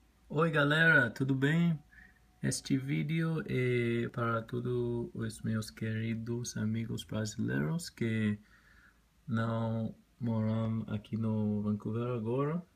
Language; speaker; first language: Portuguese; non-native, learner; Spanish